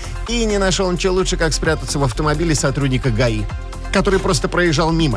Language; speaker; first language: Russian; native; Russian